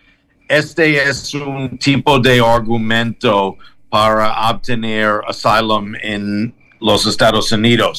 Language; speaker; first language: Spanish; non-native, learner; English